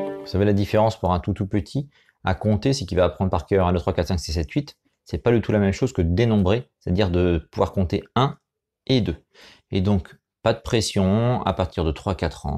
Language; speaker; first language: French; native; French